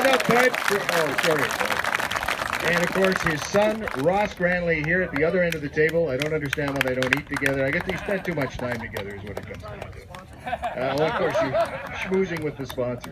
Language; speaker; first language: English; native; English